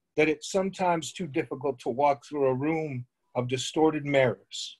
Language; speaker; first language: English; native; English